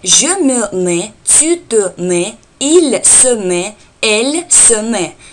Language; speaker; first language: French; non-native, fluent; Russian